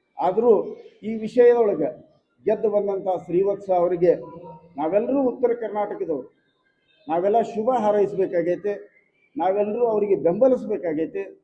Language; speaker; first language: Kannada; native; Kannada